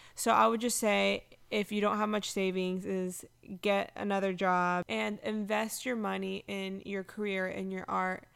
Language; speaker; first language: English; native; English